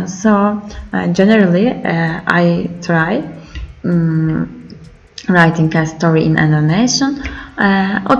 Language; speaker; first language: English; non-native, learner; Turkish